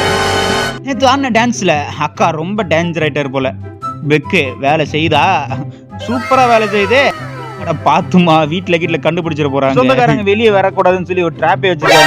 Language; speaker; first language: Tamil; native; Tamil